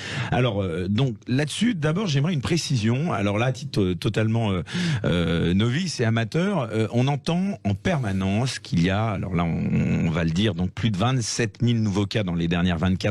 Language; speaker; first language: French; native; French